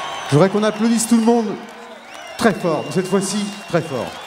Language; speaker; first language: French; native; French